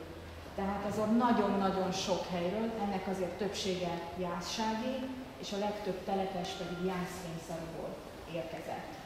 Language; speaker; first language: Hungarian; native; Hungarian